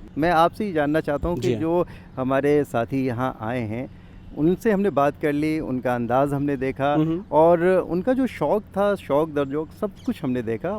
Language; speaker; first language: Urdu; native; Urdu